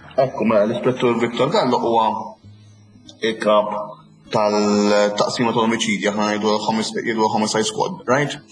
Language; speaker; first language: Maltese; native; Maltese